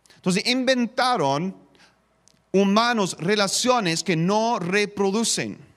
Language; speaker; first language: Spanish; non-native, fluent; English